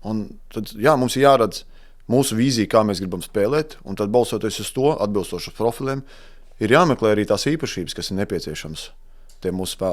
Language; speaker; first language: Latvian; native; Latvian